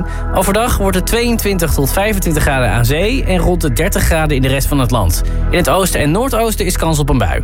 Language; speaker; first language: Dutch; native; Dutch